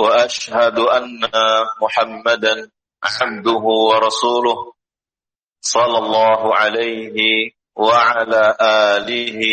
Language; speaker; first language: Arabic; non-native, fluent; Indonesian